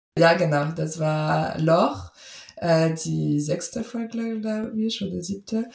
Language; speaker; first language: German; non-native, fluent; French